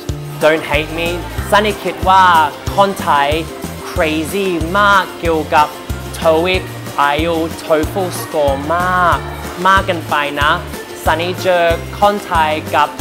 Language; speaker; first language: Thai; non-native, learner; English